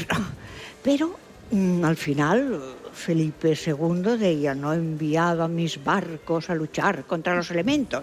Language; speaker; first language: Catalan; non-native, local second language; Spanish